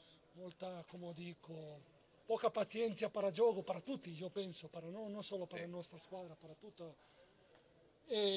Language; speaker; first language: Italian; non-native, learner; Spanish